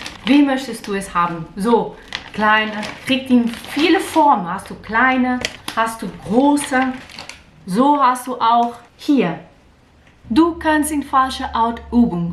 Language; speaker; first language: German; non-native, learner; Portuguese